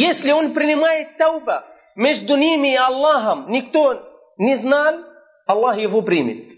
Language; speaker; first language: Russian; non-native, fluent; Arabic